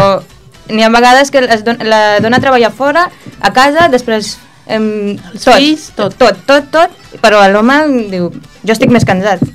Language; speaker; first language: Catalan; early bilingual, other home language; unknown